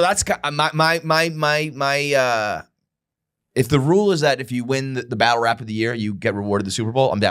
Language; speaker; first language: English; native; English